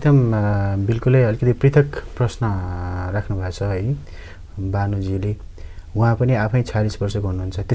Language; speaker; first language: Nepali; native; Nepali